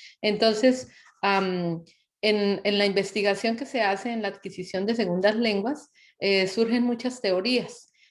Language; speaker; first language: Spanish; native; Spanish